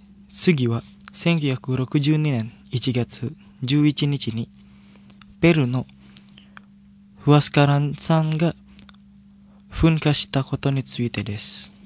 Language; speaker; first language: Japanese; non-native, fluent; Indonesian